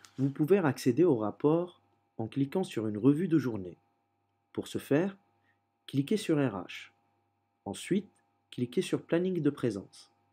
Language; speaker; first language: French; native; French